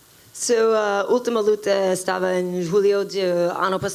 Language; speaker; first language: Portuguese; non-native, learner; English